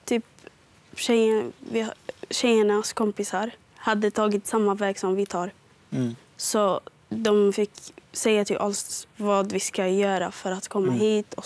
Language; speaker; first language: Swedish; early bilingual, other home language; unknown